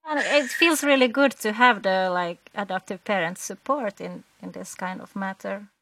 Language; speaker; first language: English; non-native, fluent; Swedish